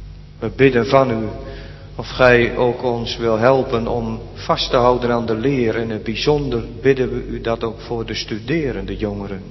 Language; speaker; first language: Dutch; native; Dutch